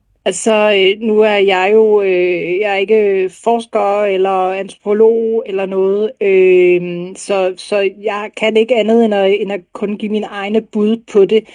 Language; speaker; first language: Danish; native; Danish